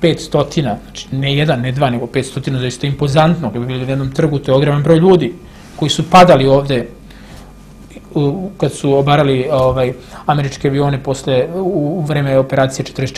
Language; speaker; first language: Serbian; native; Serbian